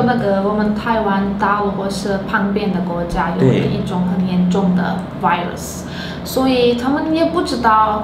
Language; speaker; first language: Chinese; non-native, learner; Turkish